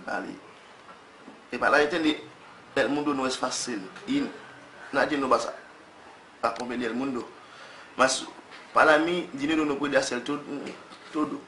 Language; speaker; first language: Spanish; non-native, learner; Haitian Creole